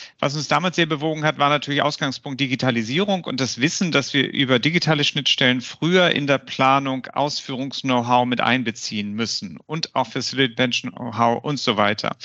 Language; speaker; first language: German; native; German